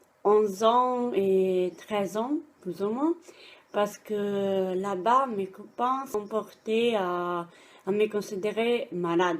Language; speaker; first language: French; non-native, fluent; Italian